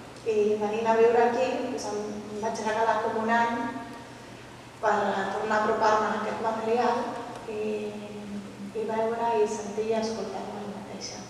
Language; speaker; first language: Catalan; early bilingual, heritage; Catalan